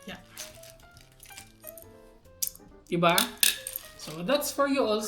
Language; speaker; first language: English; non-native, local second language; Filipino